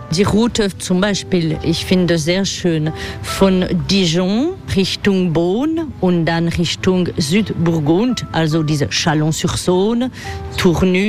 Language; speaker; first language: German; non-native, fluent; French